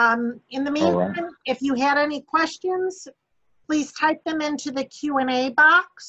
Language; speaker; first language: English; native; English